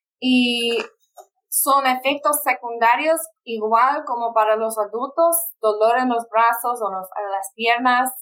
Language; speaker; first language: Spanish; non-native, fluent; English